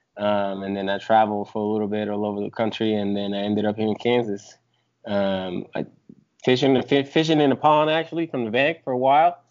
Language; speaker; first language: English; early bilingual, other home language; Spanish